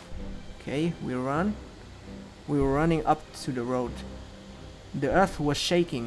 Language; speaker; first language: English; non-native, fluent; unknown